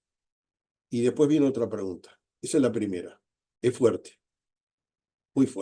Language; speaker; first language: Spanish; native; Spanish